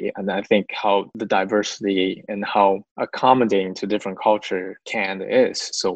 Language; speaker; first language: English; non-native, fluent; Chinese